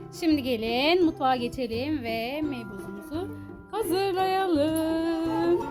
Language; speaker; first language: Turkish; native; Turkish